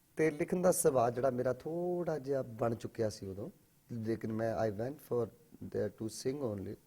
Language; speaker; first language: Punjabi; native; Punjabi